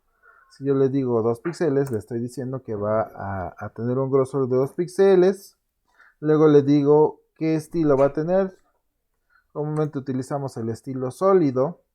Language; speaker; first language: Spanish; native; Spanish